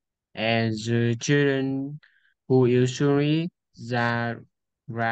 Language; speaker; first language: English; non-native, learner; Vietnamese